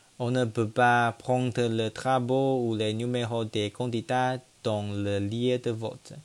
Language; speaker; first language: French; non-native, learner; Chinese